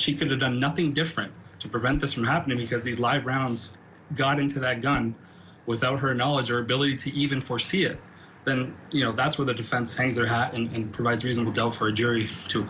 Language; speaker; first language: English; native; English